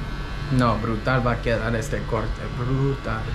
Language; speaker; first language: Spanish; early bilingual, heritage; Spanish